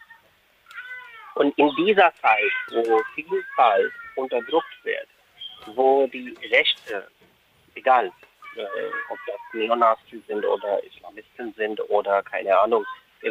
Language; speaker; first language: German; non-native, fluent; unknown